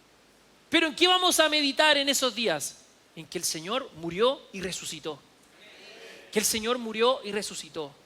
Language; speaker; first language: Spanish; native; Spanish